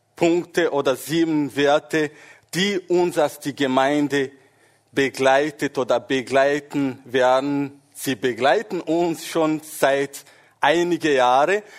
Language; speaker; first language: German; non-native, fluent; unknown